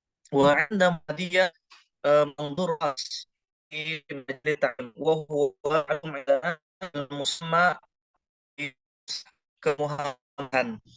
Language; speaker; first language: Arabic; non-native, learner; Indonesian